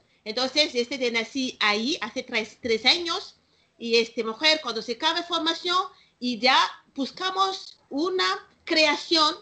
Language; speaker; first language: Spanish; non-native, learner; Malagasy